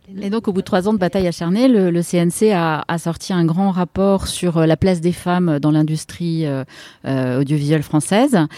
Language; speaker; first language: French; native; French